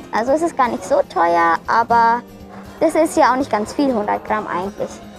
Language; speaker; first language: German; early bilingual, other home language; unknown